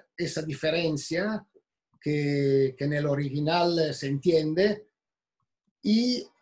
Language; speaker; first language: Spanish; non-native, fluent; Italian